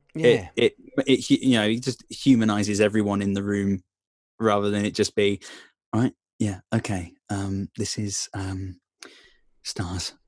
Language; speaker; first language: English; native; English